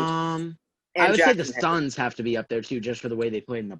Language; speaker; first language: English; native; English